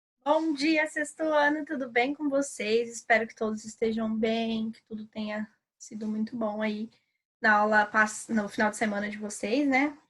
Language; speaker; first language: Portuguese; native; Portuguese